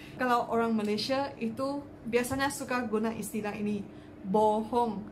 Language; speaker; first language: Indonesian; non-native, fluent; Chinese